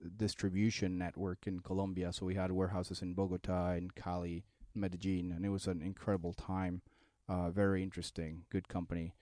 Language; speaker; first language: English; non-native, fluent; Spanish